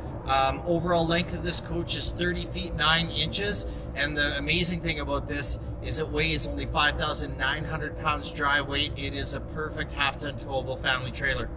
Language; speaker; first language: English; native; English